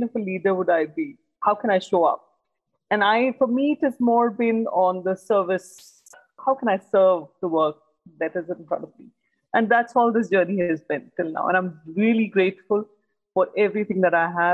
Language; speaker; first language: English; non-native, local second language; Hindi